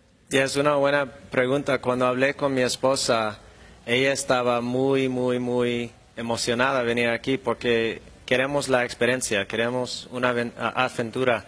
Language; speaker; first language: Spanish; non-native, fluent; English